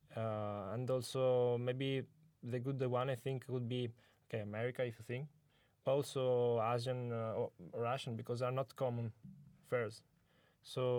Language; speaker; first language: English; non-native, learner; Italian